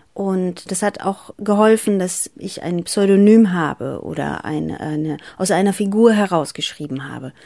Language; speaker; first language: German; early bilingual, other home language; Greek